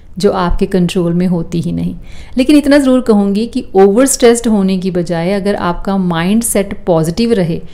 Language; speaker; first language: Hindi; native; Hindi